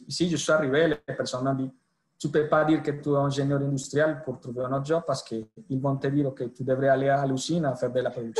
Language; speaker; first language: French; non-native, fluent; Spanish